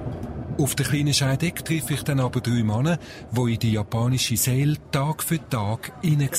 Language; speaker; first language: German; native; German